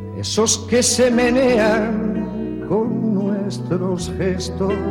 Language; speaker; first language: Spanish; native; Spanish